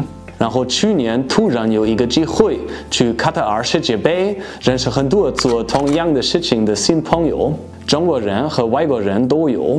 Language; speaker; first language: Chinese; non-native, fluent; German